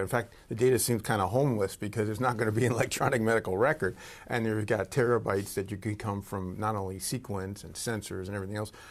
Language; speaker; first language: English; native; English